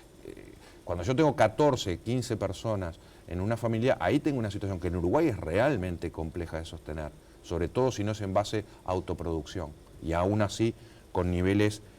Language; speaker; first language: Spanish; native; Spanish